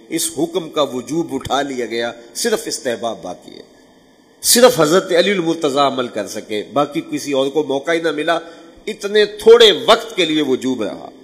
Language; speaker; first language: Urdu; non-native, local second language; Punjabi